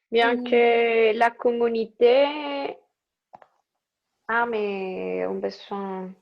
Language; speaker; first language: French; non-native, learner; Spanish